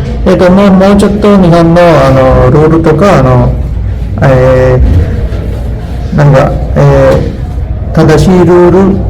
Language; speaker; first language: Japanese; non-native, learner; Sinhala